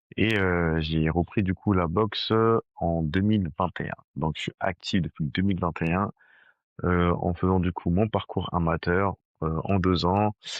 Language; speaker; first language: French; early bilingual, other home language; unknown